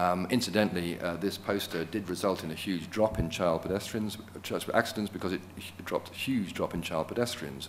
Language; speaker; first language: English; native; English